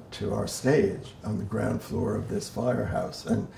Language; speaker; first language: English; native; English